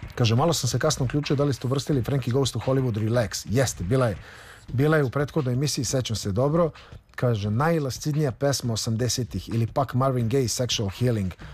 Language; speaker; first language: Serbian; native; Serbian